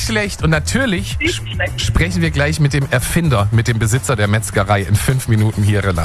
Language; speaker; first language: German; native; German